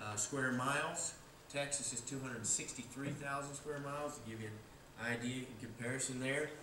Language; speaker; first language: English; native; English